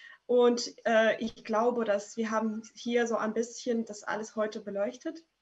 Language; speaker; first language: German; non-native, fluent; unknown